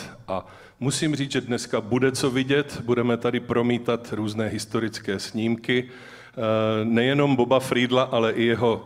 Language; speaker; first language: Czech; native; Czech